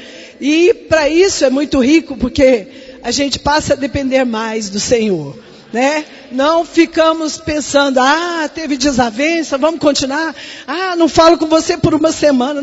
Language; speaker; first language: Portuguese; native; Portuguese